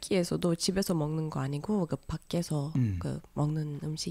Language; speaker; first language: Korean; non-native, fluent; Turkish